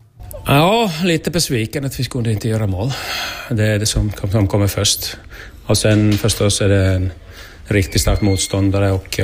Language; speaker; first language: Swedish; non-native, learner; Finnish